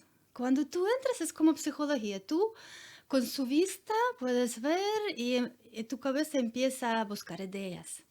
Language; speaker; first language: Spanish; non-native, learner; Ukrainian